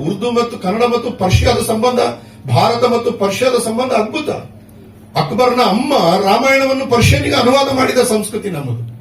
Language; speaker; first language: Kannada; non-native, local second language; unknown